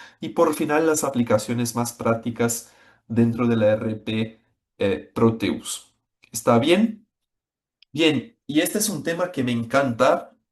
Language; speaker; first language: Spanish; non-native, fluent; Portuguese